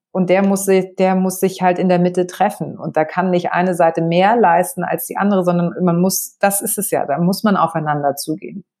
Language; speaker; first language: German; early bilingual, other home language; Greek